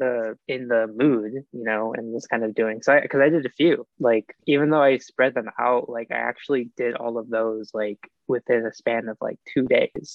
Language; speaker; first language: English; native; English